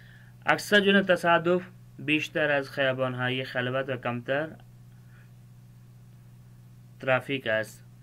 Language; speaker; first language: Persian; non-native, fluent; Urdu